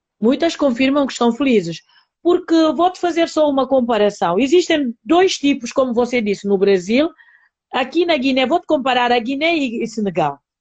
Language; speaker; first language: Portuguese; non-native, local second language; Upper Guinea Crioulo